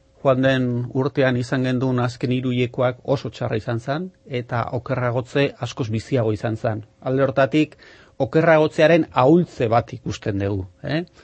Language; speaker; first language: Basque; non-native, local second language; Spanish